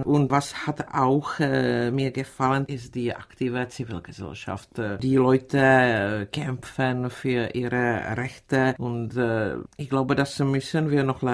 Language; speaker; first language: German; non-native, fluent; Czech